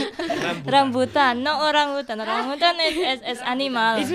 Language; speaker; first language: Catalan; non-native, learner; Indonesian